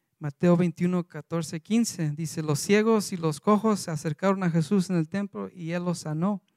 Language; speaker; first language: Spanish; early bilingual, heritage; Spanish